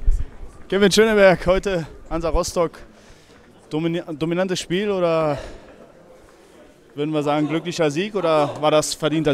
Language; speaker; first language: German; native; German